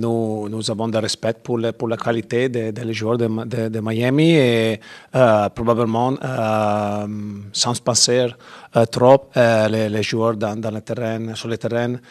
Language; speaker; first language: French; non-native, learner; Italian